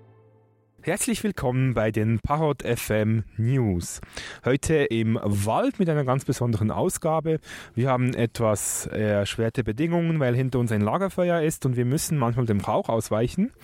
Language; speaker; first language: German; native; German